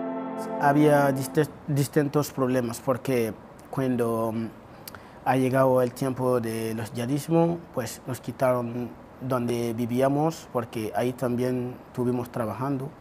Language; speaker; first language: Spanish; non-native, fluent; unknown